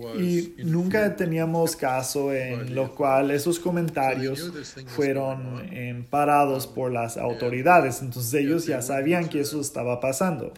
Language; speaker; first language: Spanish; non-native, fluent; English